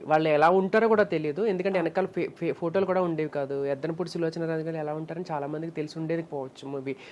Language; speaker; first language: Telugu; native; Telugu